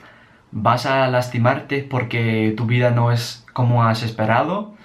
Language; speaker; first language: Spanish; non-native, learner; English